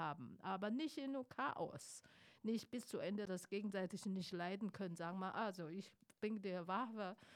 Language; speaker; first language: German; non-native, fluent; Chinese